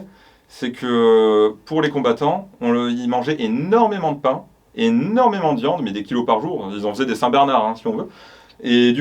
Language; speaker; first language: French; native; French